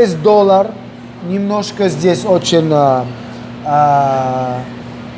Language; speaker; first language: Russian; non-native, local second language; Armenian